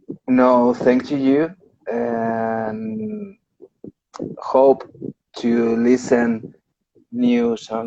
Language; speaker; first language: English; non-native, learner; Spanish